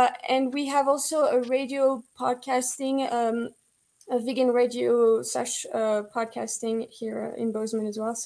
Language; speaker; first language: English; non-native, fluent; French